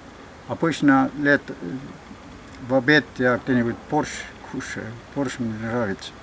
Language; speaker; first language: Russian; non-native, fluent; Estonian